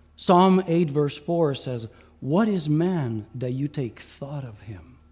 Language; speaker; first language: English; non-native, fluent; French